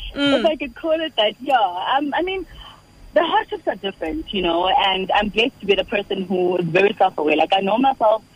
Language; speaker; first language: English; non-native, local second language; Xhosa